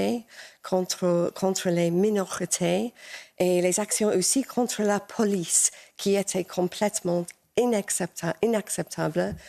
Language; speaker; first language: French; non-native, fluent; English